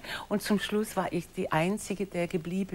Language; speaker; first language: German; non-native, fluent; English